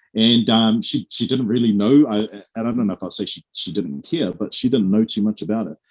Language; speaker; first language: English; native; English